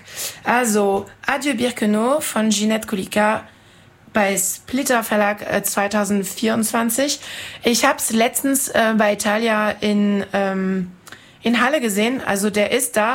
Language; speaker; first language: German; non-native, fluent; French